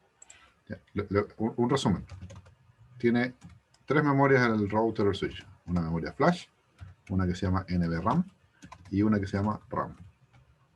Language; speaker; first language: Spanish; native; Spanish